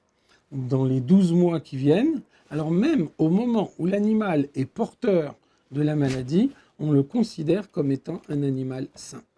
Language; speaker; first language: French; native; French